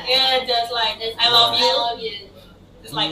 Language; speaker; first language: English; non-native, learner; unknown